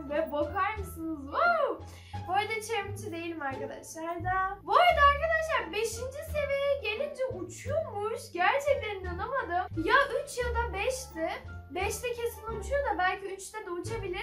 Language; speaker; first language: Turkish; native; Turkish